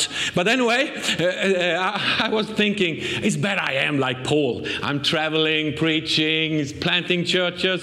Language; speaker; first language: English; non-native, fluent; Swedish